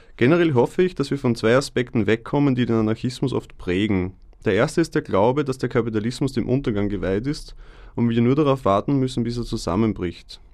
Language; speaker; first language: German; native; German